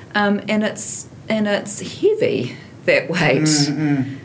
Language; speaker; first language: English; native; English